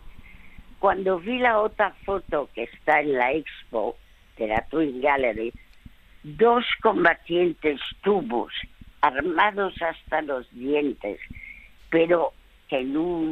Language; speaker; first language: Spanish; early bilingual, other home language; French